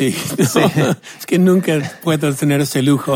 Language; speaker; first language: Spanish; non-native, fluent; English